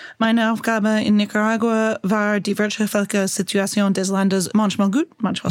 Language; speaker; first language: German; non-native, learner; English